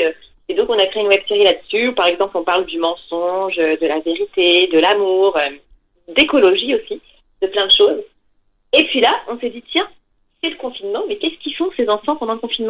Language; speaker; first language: French; native; French